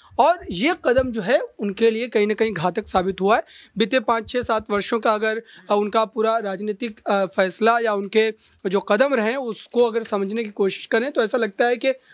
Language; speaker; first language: Hindi; native; Hindi